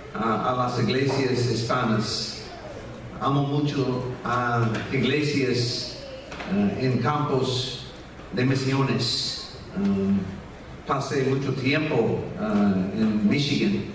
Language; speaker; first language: Spanish; non-native, fluent; English